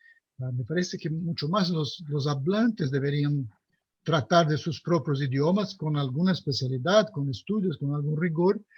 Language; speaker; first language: Spanish; non-native, fluent; Portuguese